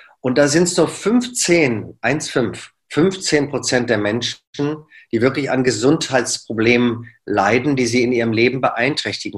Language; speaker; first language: German; native; German